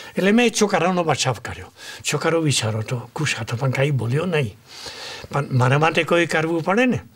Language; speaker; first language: Gujarati; non-native, fluent; Spanish